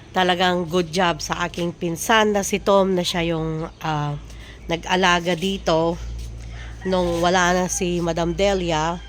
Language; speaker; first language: Filipino; non-native, local second language; Iloko